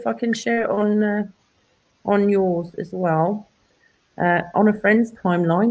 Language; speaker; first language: English; native; English